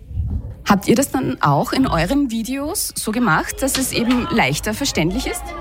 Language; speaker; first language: German; native; German